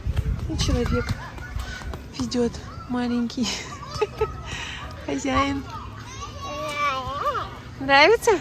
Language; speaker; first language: Russian; native; Russian